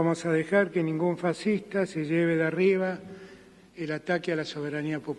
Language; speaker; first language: Spanish; native; Spanish